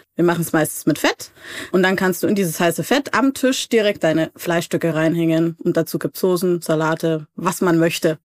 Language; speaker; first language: German; native; German